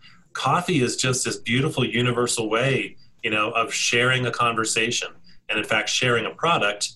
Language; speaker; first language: English; native; English